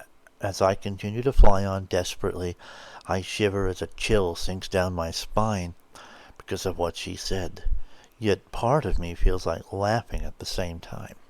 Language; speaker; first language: English; native; English